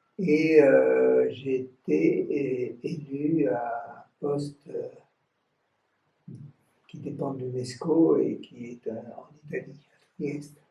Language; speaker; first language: French; non-native, fluent; Vietnamese